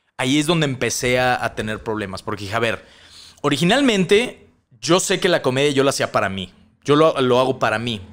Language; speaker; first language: Spanish; native; Spanish